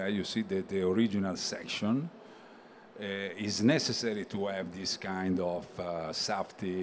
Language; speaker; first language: English; non-native, learner; Italian